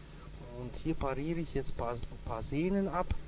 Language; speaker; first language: German; native; German